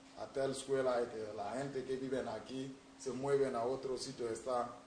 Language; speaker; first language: Spanish; non-native, learner; Mossi